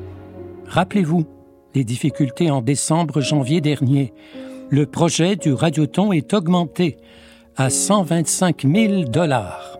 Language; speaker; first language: French; native; French